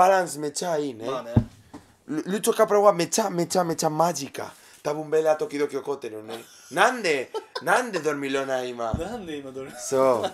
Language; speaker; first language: Japanese; non-native, learner; Spanish